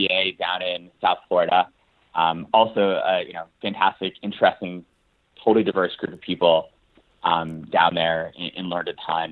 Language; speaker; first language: English; native; English